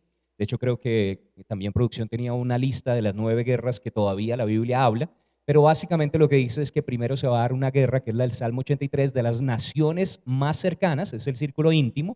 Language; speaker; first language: Spanish; native; Spanish